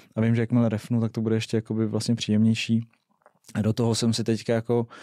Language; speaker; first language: Czech; non-native, local second language; Russian